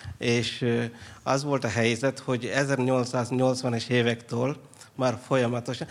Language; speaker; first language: Hungarian; non-native, fluent; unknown